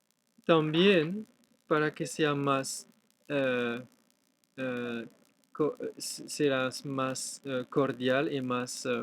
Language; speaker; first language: Spanish; non-native, fluent; French